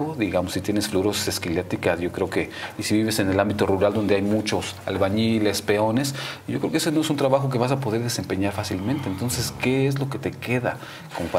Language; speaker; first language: Spanish; native; Spanish